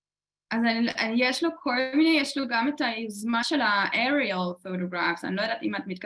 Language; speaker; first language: Hebrew; non-native, fluent; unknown